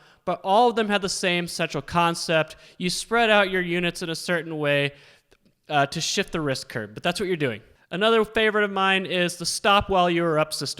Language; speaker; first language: English; native; English